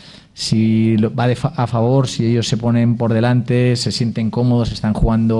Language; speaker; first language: Spanish; native; Spanish